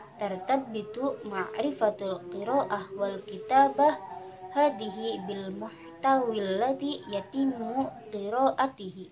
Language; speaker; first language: Arabic; non-native, learner; Indonesian